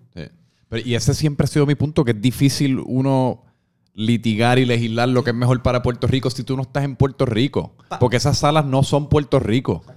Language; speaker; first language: Spanish; native; Spanish